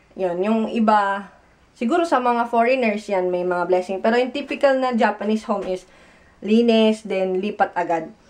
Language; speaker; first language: Filipino; native; Filipino